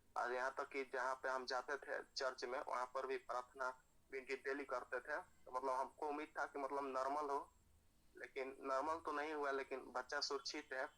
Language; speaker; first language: Hindi; native; Hindi